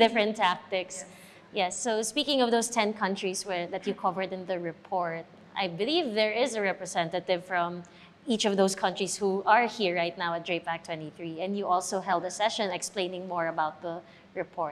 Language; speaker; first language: English; non-native, local second language; Filipino